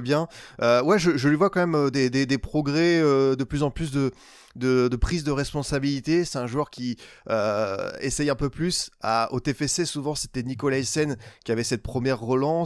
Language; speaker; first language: French; native; French